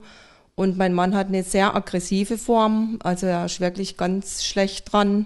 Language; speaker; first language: German; native; German